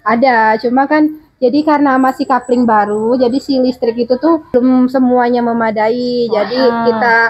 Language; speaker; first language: Indonesian; non-native, local second language; Javanese